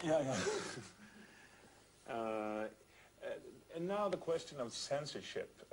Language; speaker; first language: English; non-native, fluent; Swedish